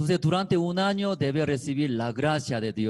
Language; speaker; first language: Spanish; non-native, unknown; Korean